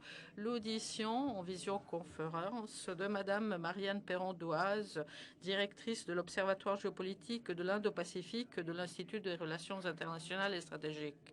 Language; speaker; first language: French; non-native, fluent; Italian